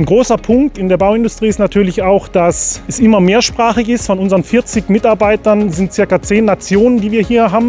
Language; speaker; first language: German; native; German